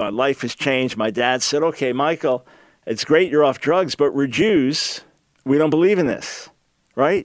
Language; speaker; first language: English; native; English